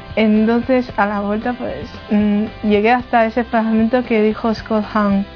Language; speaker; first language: Spanish; non-native, fluent; Chinese